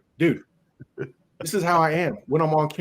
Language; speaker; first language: English; native; English